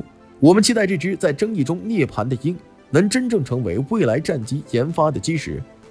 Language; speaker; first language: Chinese; native; Chinese